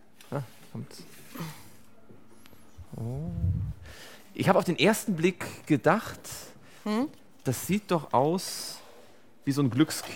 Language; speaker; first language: German; native; German